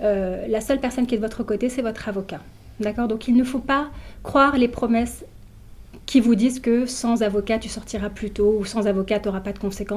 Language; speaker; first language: French; native; French